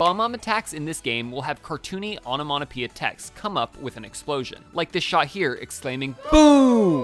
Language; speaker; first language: English; native; English